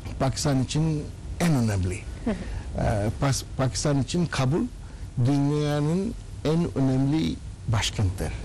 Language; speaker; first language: Turkish; non-native, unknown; Urdu